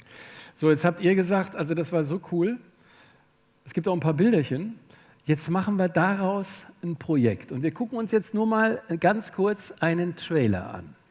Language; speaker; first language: German; native; German